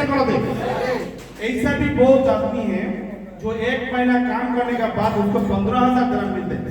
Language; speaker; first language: Hindi; non-native, local second language; Bangla